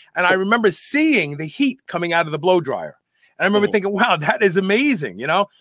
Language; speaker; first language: English; native; English